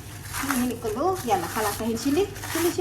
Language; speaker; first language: Arabic; non-native, learner; Urdu